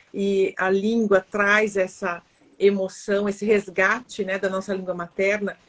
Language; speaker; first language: Portuguese; native; Portuguese